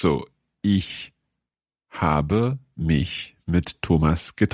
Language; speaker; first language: German; non-native, learner; English